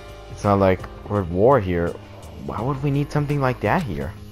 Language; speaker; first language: English; non-native, fluent; German